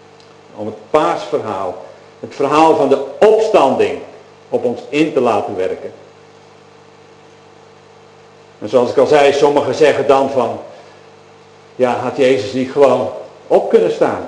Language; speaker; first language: Dutch; native; Dutch